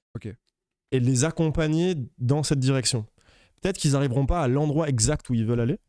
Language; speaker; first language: French; native; French